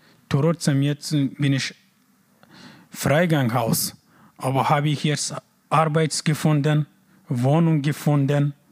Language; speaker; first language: German; non-native, learner; Persian